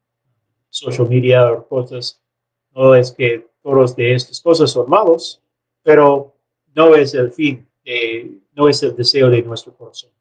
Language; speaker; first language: Spanish; non-native, learner; English